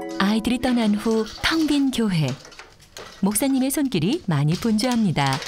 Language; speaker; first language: Korean; native; Korean